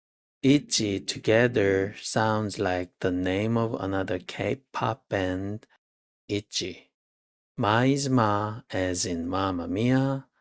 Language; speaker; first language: English; non-native, fluent; Korean